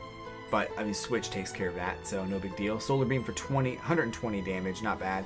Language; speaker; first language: English; native; English